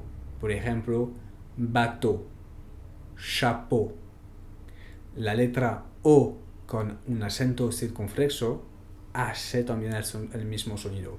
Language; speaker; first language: Spanish; non-native, fluent; French